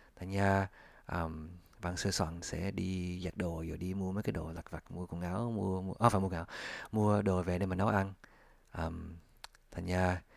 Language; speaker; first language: Vietnamese; early bilingual, heritage; English